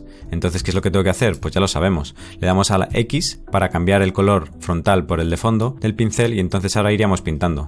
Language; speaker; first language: Spanish; native; Spanish